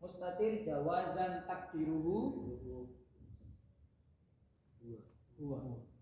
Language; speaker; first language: Arabic; non-native, fluent; Indonesian